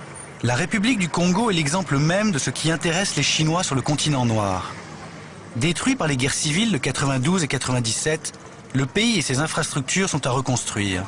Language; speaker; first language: French; native; French